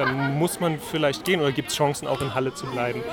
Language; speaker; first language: German; native; German